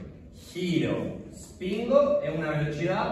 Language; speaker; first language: Italian; non-native, fluent; Spanish